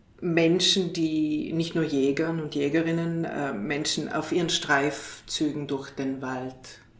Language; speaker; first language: German; native; German